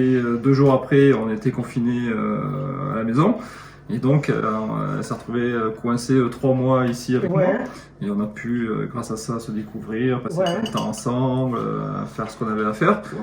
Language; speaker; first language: French; native; French